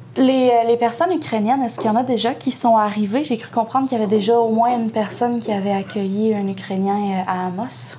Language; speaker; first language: French; native; French